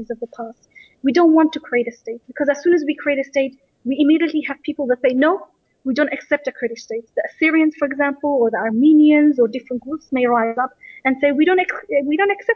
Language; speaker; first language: English; native; English